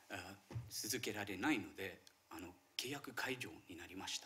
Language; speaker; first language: Japanese; non-native, fluent; Marathi